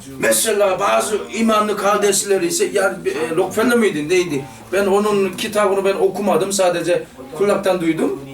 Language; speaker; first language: Turkish; non-native, fluent; Korean